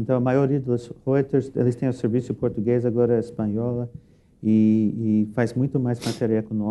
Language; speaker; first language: Portuguese; non-native, fluent; English